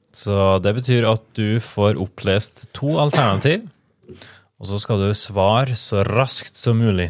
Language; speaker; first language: Norwegian; native; Norwegian